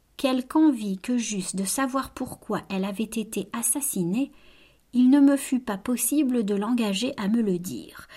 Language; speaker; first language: French; native; French